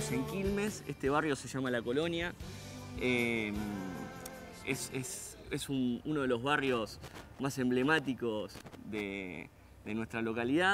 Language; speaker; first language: Spanish; native; Spanish